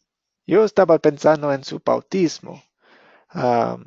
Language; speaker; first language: Spanish; non-native, fluent; English